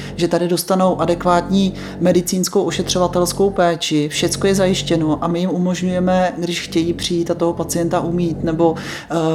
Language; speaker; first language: Czech; native; Czech